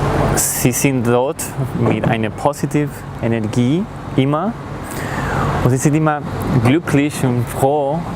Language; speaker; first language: German; non-native, learner; Spanish